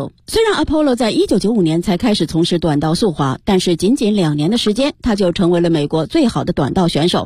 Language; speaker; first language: Chinese; native; Chinese